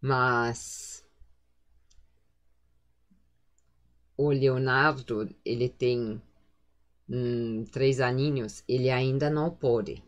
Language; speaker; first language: Portuguese; non-native, fluent; German